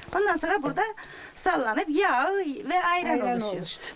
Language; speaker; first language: Turkish; native; Turkish